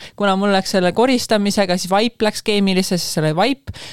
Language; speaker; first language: Estonian; native; Estonian